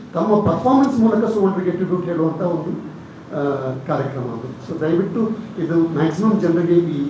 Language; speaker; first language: Kannada; native; Kannada